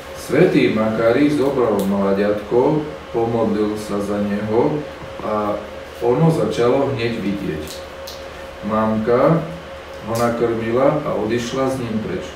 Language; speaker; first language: Slovak; native; Slovak